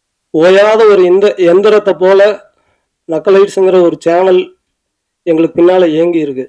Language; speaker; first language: Tamil; native; Tamil